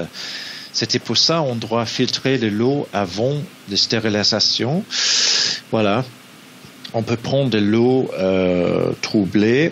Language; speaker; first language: French; non-native, learner; English